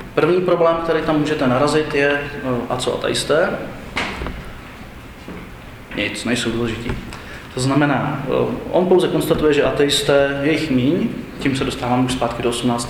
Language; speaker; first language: Czech; native; Czech